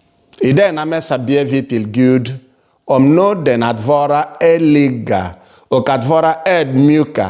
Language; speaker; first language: Swedish; non-native, fluent; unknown